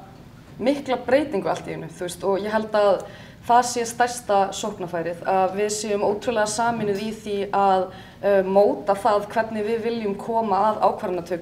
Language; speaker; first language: Icelandic; native; Icelandic